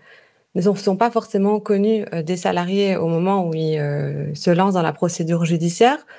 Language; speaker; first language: French; native; French